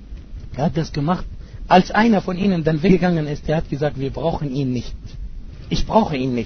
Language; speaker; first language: German; non-native, fluent; Arabic